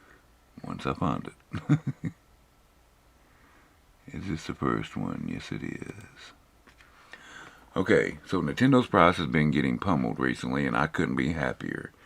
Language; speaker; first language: English; native; English